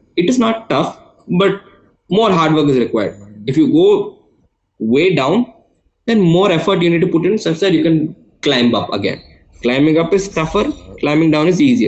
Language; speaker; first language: English; non-native, local second language; Telugu